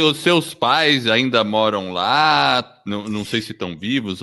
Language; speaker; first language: Portuguese; non-native, fluent; English